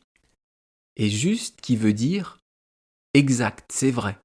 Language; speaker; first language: French; native; French